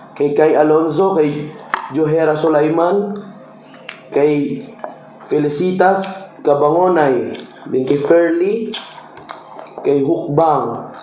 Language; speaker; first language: Filipino; non-native, local second language; Cebuano